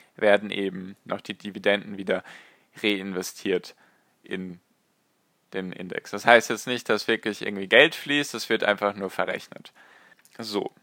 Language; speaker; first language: German; native; German